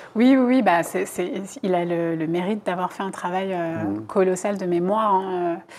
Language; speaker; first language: French; native; French